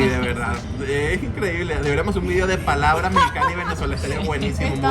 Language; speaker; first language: Spanish; native; Spanish